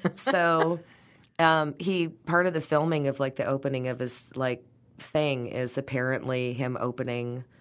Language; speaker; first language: English; native; English